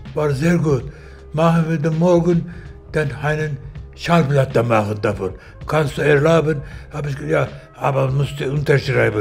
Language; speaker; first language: German; non-native, learner; Turkish